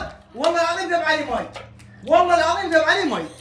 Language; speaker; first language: Arabic; native; Arabic